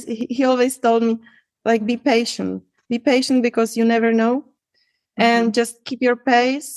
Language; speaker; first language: English; non-native, fluent; Czech